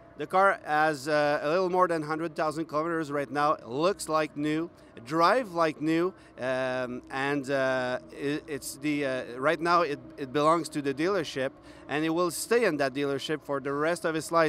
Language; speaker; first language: English; non-native, fluent; French